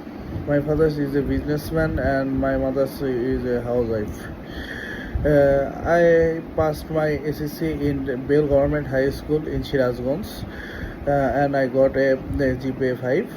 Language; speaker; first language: English; non-native, learner; Bangla